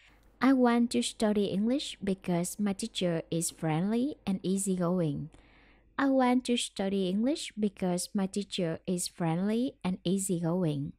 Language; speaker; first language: English; non-native, learner; Vietnamese